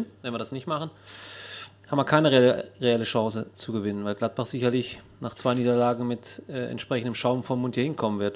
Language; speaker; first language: German; native; German